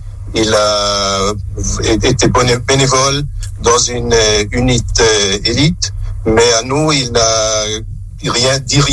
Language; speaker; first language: French; non-native, local second language; German